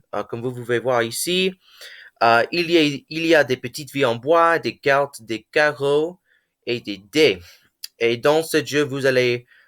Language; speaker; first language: French; non-native, learner; English